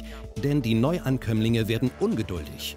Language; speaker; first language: German; native; German